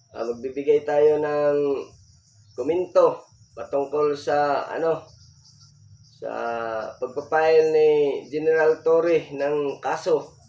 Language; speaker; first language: Filipino; non-native, local second language; Cebuano